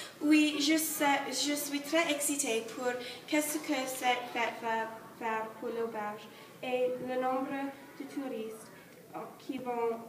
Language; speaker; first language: French; non-native, learner; English